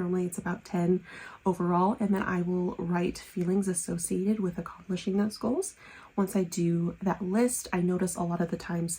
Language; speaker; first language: English; native; English